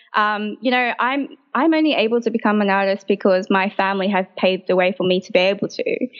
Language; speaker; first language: English; native; English